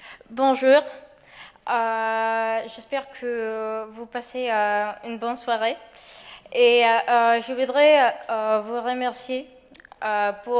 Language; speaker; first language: French; non-native, fluent; Ukrainian